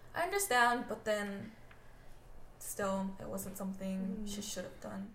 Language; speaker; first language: English; native; English